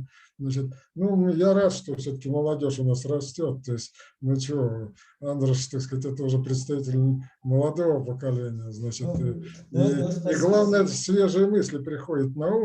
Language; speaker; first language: Russian; native; Russian